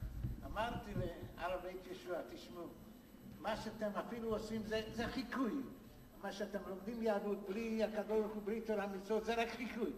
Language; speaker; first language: Hebrew; non-native, fluent; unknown